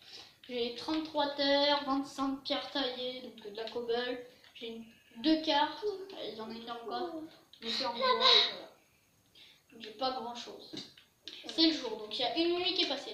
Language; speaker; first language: French; native; French